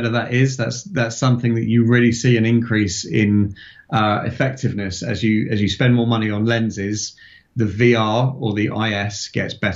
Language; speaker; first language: English; native; English